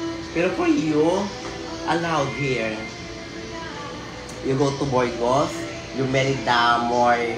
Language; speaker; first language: English; non-native, local second language; Filipino